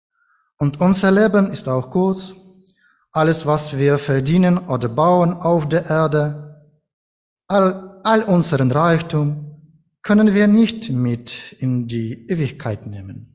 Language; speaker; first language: German; non-native, learner; Ukrainian